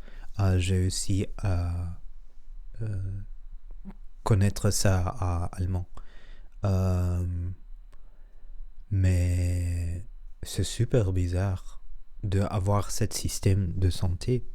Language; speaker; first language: French; non-native, learner; Spanish